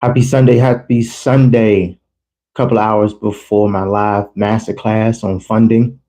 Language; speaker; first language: English; native; English